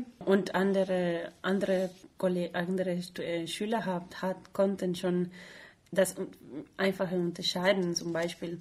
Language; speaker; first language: German; non-native, fluent; Spanish